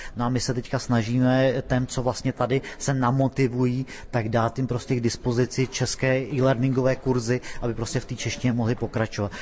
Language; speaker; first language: Czech; native; Czech